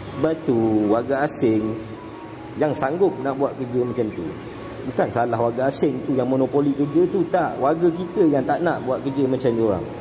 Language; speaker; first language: Malay; native; Malay